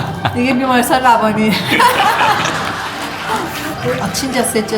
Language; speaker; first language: Korean; non-native, learner; Persian